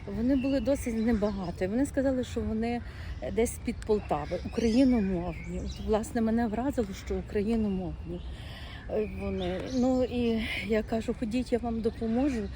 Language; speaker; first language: Ukrainian; native; Ukrainian